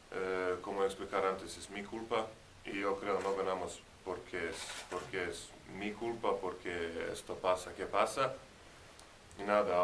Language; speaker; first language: Spanish; non-native, learner; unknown